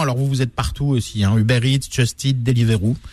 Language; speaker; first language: French; native; French